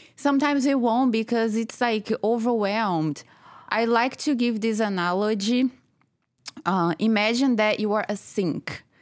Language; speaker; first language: English; non-native, fluent; Portuguese